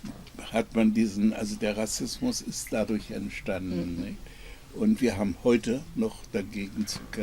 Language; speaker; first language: German; non-native, fluent; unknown